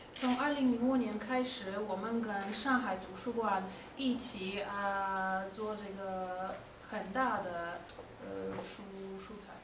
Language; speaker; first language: Chinese; non-native, fluent; Polish